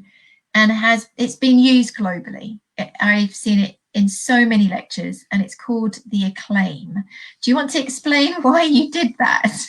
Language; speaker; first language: English; native; English